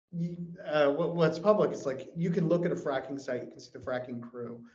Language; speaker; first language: English; native; English